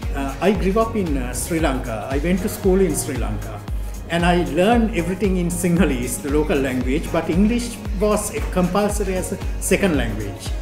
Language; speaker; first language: English; non-native, local second language; Sinhala